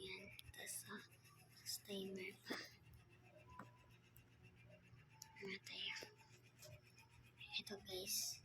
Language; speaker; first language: Filipino; non-native, local second language; Cebuano